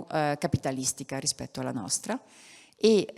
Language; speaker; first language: Italian; native; Italian